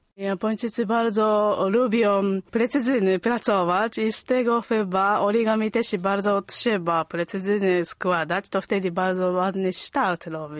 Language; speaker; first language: Polish; non-native, learner; Japanese